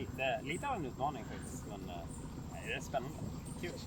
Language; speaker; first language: Swedish; native; Swedish